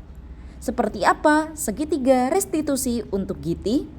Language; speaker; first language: Indonesian; native; Indonesian